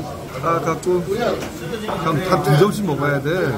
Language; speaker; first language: Korean; native; Korean